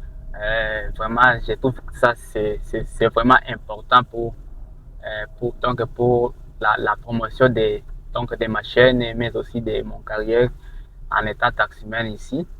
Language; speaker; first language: French; non-native, local second language; Rundi